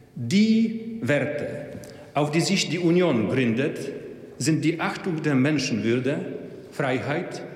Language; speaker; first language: German; non-native, fluent; Polish